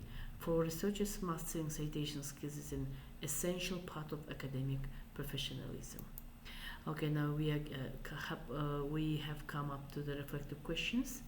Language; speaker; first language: English; non-native, fluent; Kazakh